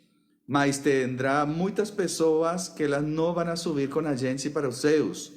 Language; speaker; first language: Portuguese; non-native, fluent; Spanish